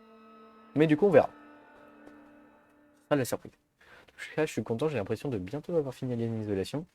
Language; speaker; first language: French; native; French